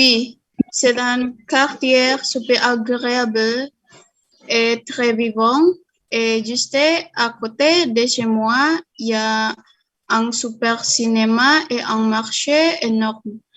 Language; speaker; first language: French; non-native, learner; Indonesian